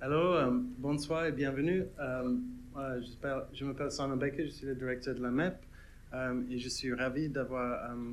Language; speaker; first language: French; non-native, fluent; English